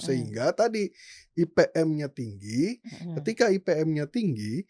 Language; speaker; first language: Indonesian; native; Indonesian